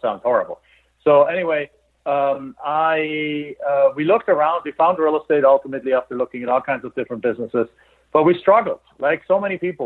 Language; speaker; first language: English; non-native, fluent; German